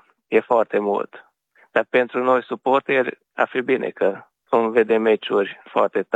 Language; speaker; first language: Romanian; non-native, local second language; Hungarian